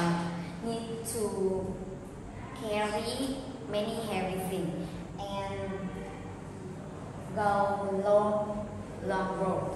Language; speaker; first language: English; non-native, learner; Vietnamese